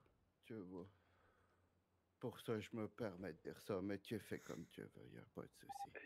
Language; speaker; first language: French; native; French